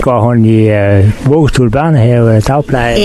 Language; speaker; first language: Danish; native; Danish